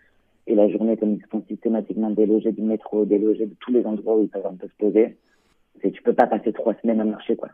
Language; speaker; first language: French; native; French